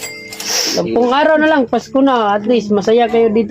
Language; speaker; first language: Filipino; non-native, local second language; Cebuano